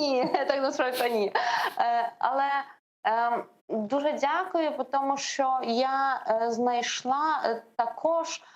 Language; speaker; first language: Ukrainian; non-native, learner; Lithuanian